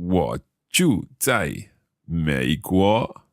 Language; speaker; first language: Chinese; non-native, learner; English